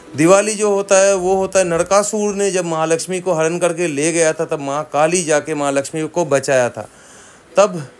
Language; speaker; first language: Hindi; non-native, local second language; Bangla